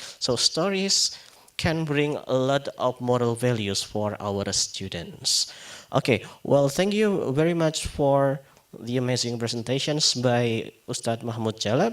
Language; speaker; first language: English; non-native, fluent; Indonesian